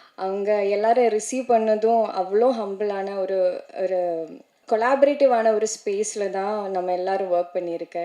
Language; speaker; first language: Tamil; non-native, learner; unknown